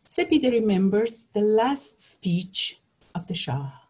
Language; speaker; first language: English; non-native, learner; Persian